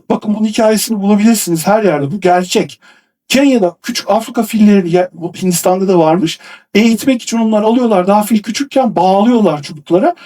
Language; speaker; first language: Turkish; native; Turkish